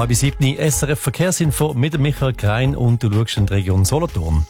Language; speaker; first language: German; native; German